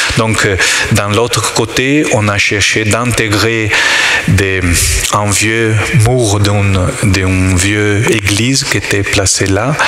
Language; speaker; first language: French; non-native, learner; Italian